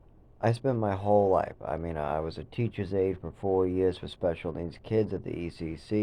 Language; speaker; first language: English; native; English